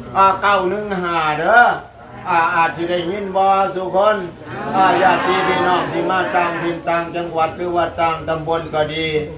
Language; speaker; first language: Thai; native; Thai